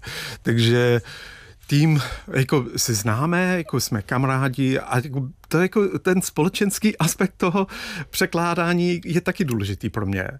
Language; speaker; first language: Czech; non-native, fluent; English